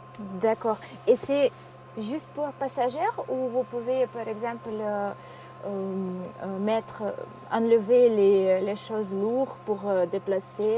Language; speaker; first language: French; non-native, learner; Russian